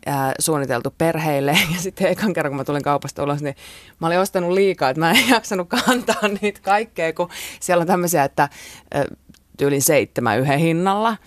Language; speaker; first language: Finnish; native; Finnish